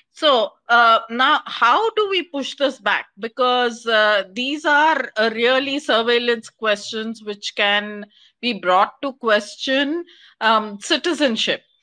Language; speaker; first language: English; non-native, local second language; Kannada